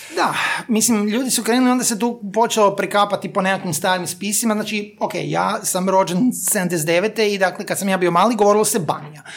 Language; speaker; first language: Croatian; native; Croatian